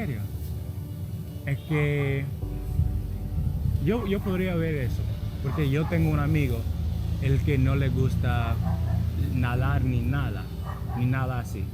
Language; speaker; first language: Spanish; non-native, learner; English